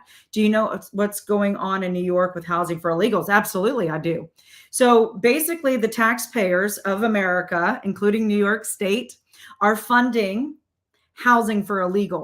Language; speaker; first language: English; native; English